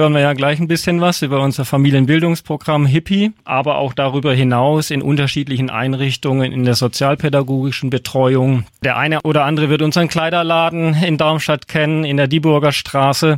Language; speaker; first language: German; native; German